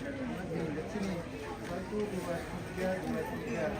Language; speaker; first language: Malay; non-native, local second language; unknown